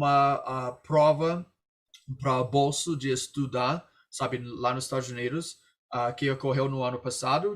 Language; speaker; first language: Portuguese; non-native, fluent; English